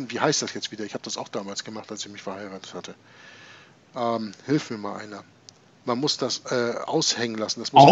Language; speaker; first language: German; native; German